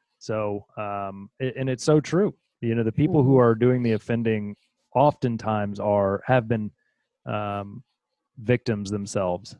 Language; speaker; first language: English; native; English